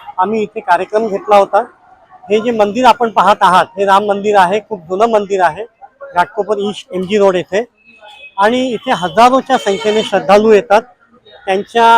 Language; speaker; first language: Marathi; non-native, local second language; Gujarati